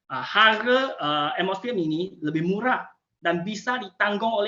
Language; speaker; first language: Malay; non-native, local second language; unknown